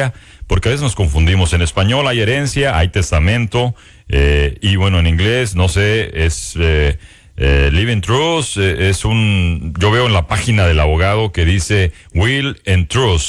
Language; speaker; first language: Spanish; native; Spanish